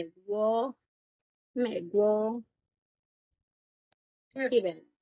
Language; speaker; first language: Chinese; non-native, learner; Filipino